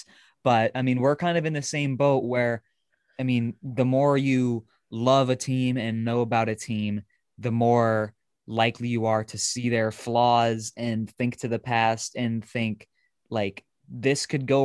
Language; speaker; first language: English; native; English